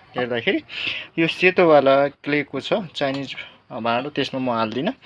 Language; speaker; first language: Nepali; non-native, local second language; Rana Tharu